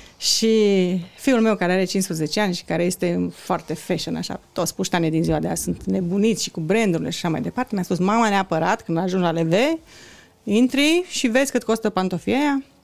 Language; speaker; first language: Romanian; native; Romanian